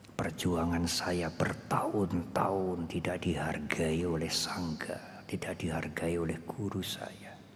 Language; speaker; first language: Indonesian; non-native, local second language; Javanese